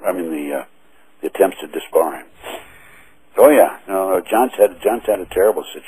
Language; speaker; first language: English; native; English